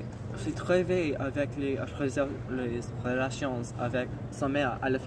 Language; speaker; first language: French; non-native, learner; English